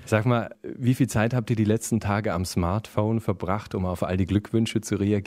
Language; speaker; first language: German; native; German